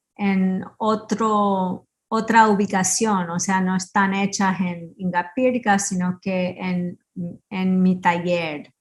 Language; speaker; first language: Spanish; early bilingual, heritage; Spanish